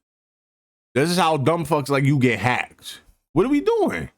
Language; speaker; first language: English; native; English